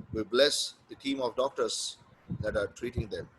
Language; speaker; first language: English; non-native, local second language; Hindi